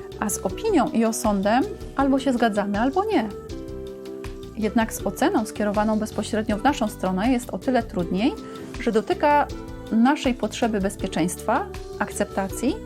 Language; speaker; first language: Polish; native; Polish